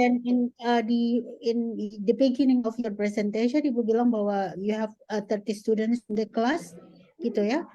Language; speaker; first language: English; non-native, fluent; Indonesian